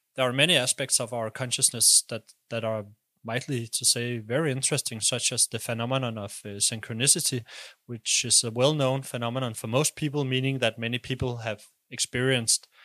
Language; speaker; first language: English; non-native, fluent; Danish